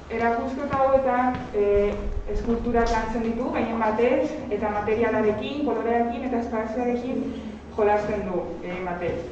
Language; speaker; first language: Basque; non-native, local second language; Spanish